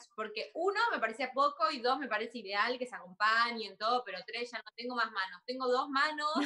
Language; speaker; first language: Spanish; native; Spanish